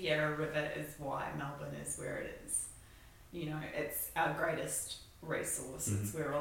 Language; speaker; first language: English; native; English